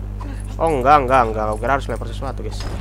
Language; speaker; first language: Indonesian; native; Indonesian